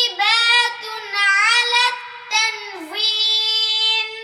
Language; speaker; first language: Arabic; non-native, learner; Bangla